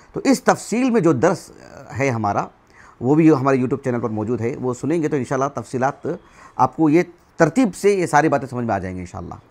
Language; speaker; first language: Urdu; native; Urdu